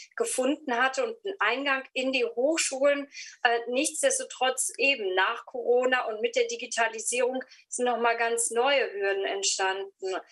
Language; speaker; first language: German; native; German